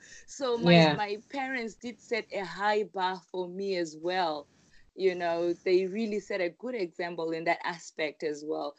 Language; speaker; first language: English; non-native, local second language; Shona